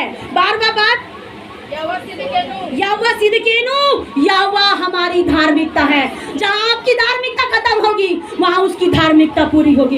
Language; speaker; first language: Hindi; native; Hindi